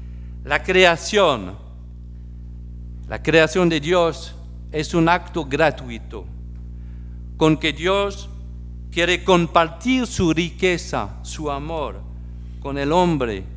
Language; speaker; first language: Spanish; non-native, fluent; French